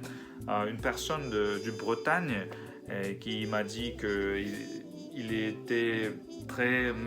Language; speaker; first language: French; non-native, learner; Russian